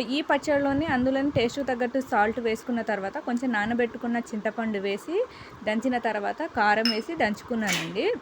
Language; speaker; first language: Telugu; non-native, local second language; Lambadi